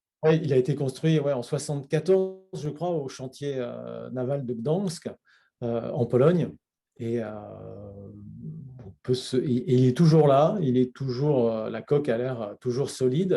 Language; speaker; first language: French; native; French